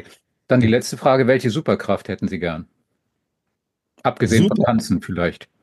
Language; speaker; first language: German; native; German